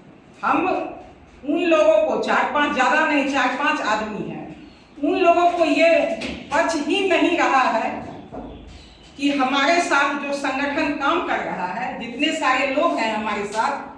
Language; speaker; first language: Hindi; native; Hindi